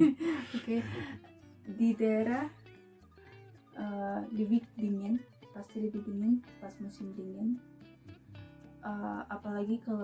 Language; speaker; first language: Indonesian; non-native, fluent; Russian